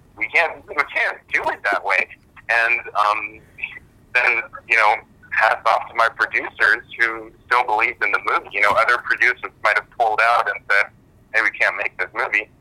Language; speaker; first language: English; early bilingual, other home language; German